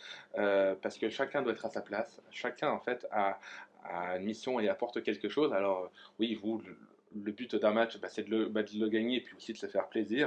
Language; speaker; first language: French; native; French